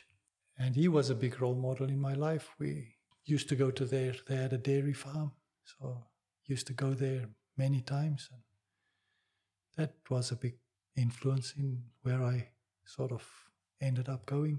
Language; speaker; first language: English; non-native, local second language; Afrikaans